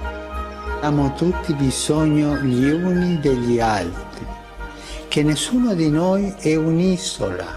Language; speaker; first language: Italian; non-native, fluent; Spanish